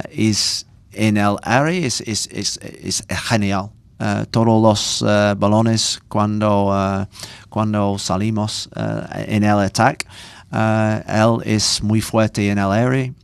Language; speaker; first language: Spanish; non-native, learner; English